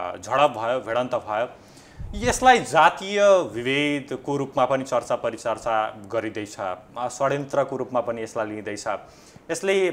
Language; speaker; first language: Nepali; native; Nepali